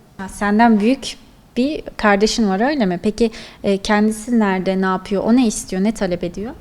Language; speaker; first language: Turkish; native; Turkish